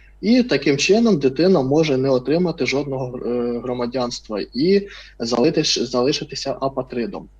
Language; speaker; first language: Ukrainian; non-native, fluent; Russian